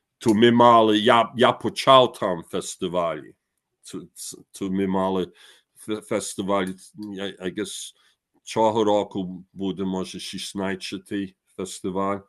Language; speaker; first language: Ukrainian; early bilingual, heritage; Ukrainian